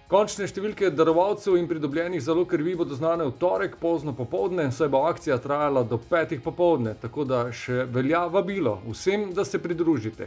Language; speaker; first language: Slovenian; native; Slovenian